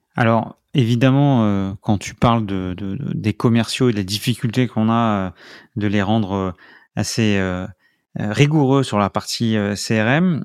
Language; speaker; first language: French; native; French